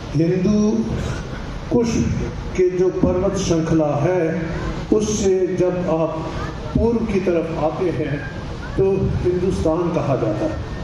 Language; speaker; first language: Hindi; non-native, local second language; Punjabi